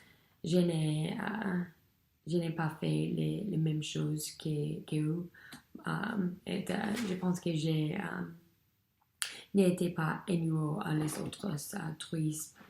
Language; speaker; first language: French; non-native, learner; English